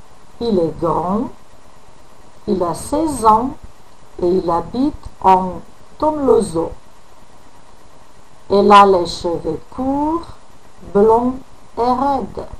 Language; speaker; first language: French; non-native, fluent; Macedonian